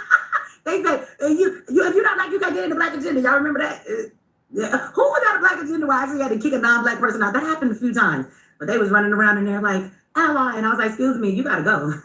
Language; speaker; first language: English; native; English